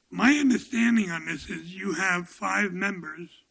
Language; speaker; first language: English; native; English